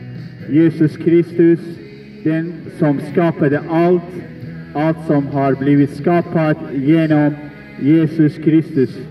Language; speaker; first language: Swedish; non-native, learner; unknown